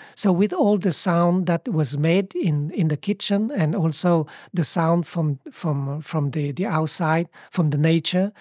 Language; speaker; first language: English; early bilingual, other home language; Vietnamese